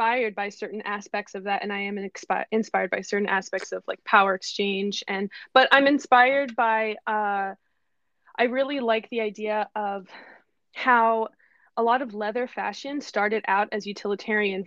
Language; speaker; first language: English; native; English